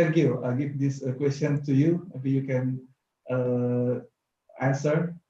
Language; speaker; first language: English; non-native, fluent; Indonesian